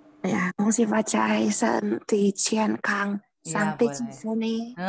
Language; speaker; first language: Chinese; non-native, learner; Indonesian